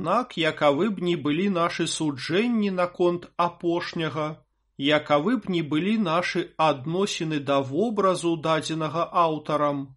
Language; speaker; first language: Belarusian; native; Belarusian